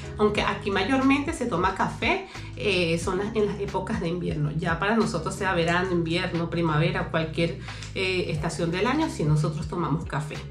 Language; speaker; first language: Spanish; native; Spanish